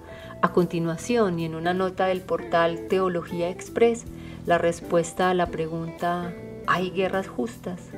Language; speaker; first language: Spanish; native; Spanish